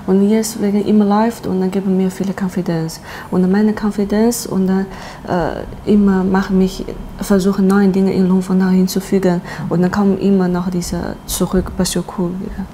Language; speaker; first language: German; non-native, learner; Chinese